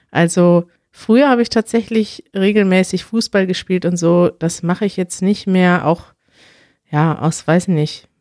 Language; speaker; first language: German; native; German